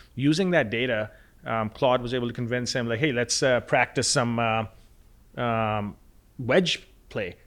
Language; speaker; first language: English; non-native, local second language; Punjabi